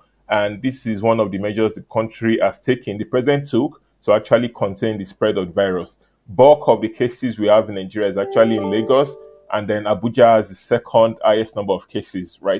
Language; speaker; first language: English; non-native, local second language; Yoruba